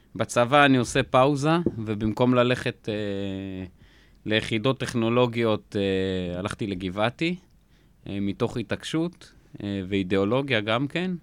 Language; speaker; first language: Hebrew; native; Hebrew